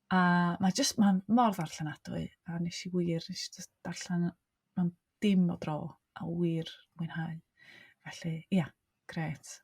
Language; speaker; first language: Welsh; native; Welsh